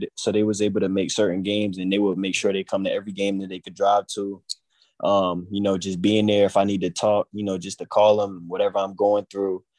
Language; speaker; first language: English; native; English